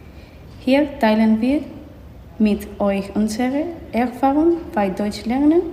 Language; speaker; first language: German; non-native, fluent; Spanish